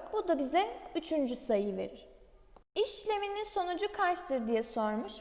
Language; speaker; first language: Turkish; native; Turkish